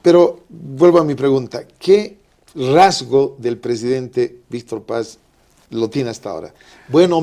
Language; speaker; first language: Spanish; native; Spanish